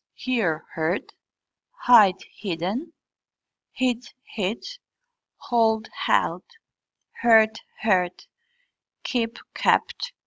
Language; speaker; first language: English; non-native, fluent; Albanian